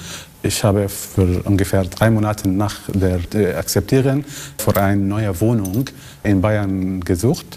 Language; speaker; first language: German; non-native, learner; Arabic